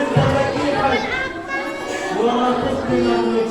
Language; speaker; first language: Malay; non-native, learner; Arabic